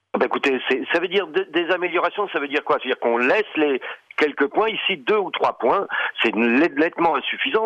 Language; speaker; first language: French; native; French